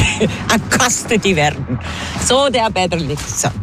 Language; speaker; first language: Norwegian; non-native, fluent; French